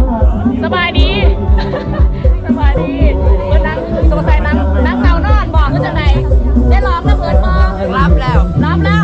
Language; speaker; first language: Thai; non-native, local second language; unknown